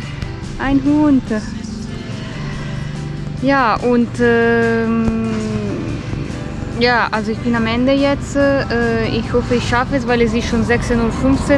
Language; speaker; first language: German; non-native, fluent; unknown